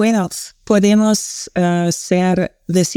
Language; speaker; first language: Spanish; non-native, learner; English